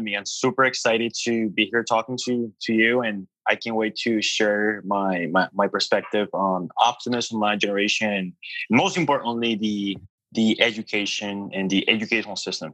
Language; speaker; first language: English; non-native, fluent; Spanish